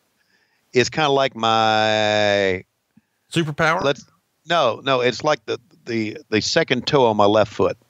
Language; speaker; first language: English; native; English